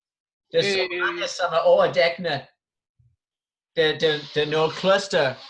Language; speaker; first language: Danish; non-native, fluent; English